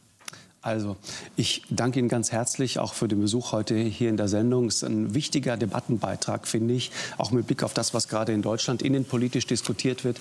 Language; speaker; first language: German; native; German